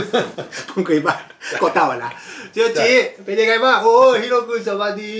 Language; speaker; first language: Thai; non-native, fluent; Japanese